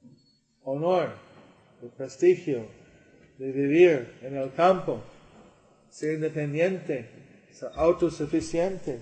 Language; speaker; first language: Spanish; non-native, learner; English